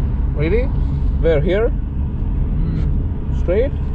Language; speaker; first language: English; non-native, local second language; Malayalam